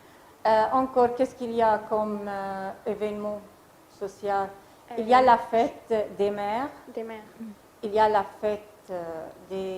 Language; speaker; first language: French; non-native, fluent; Arabic